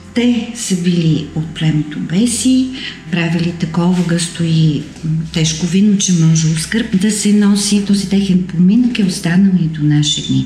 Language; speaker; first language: Bulgarian; native; Bulgarian